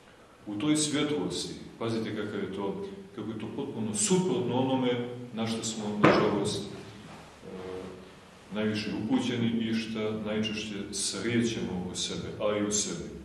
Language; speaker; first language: Serbian; native; Serbian